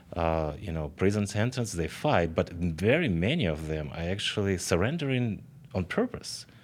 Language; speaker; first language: English; non-native, fluent; Ukrainian